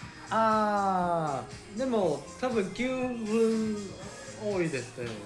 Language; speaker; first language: Japanese; non-native, learner; Chinese